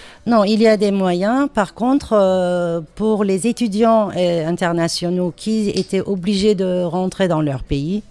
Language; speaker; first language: French; non-native, fluent; Turkish